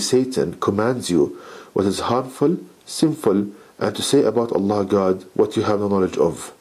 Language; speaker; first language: English; non-native, fluent; Arabic